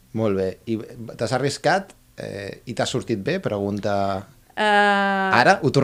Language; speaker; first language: Catalan; native; Catalan